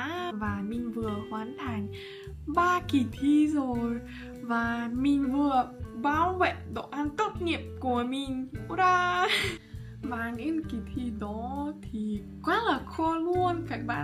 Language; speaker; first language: Vietnamese; non-native, fluent; Russian